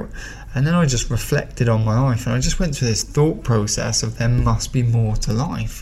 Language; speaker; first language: English; native; English